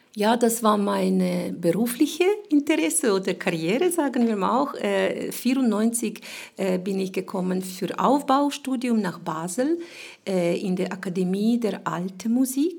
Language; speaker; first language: German; non-native, fluent; Ukrainian